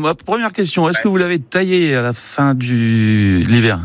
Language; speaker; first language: French; native; French